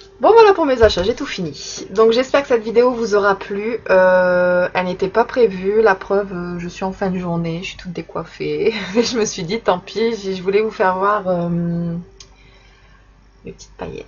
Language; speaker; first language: French; native; French